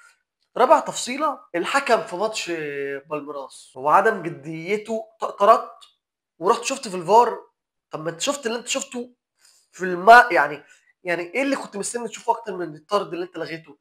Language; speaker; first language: Arabic; native; Arabic